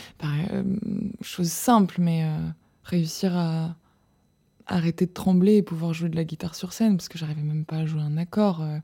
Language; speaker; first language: French; native; French